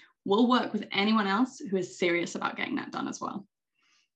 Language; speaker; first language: English; native; English